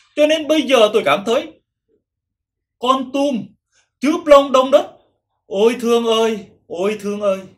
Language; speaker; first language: Vietnamese; non-native, local second language; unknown